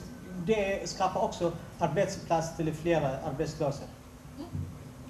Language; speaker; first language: Swedish; non-native, fluent; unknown